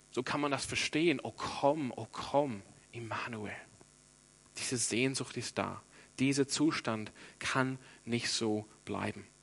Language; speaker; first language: German; non-native, fluent; English